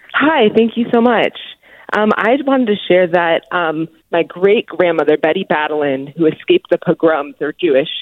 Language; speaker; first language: English; early bilingual, other home language; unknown